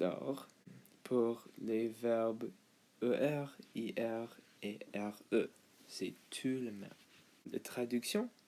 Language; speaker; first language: French; non-native, learner; English